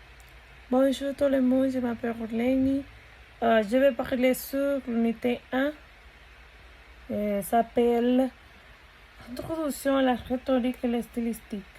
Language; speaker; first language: French; non-native, learner; Spanish